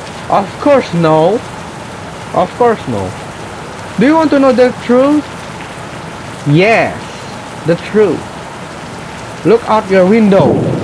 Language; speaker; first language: English; non-native, learner; Indonesian